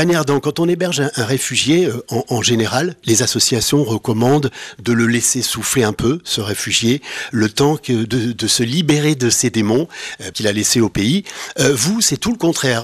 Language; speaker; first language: French; native; French